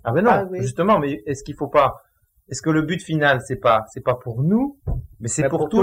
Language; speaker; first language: French; native; French